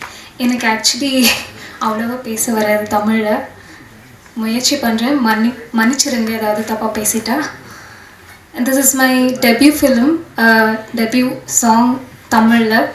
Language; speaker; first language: Tamil; non-native, learner; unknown